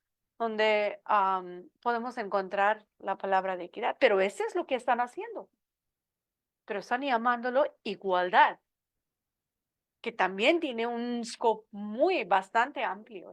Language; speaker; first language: Spanish; non-native, learner; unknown